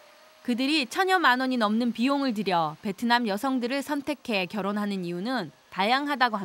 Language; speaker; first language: Korean; native; Korean